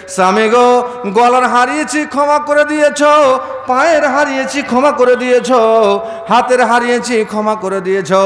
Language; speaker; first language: Bangla; non-native, fluent; Urdu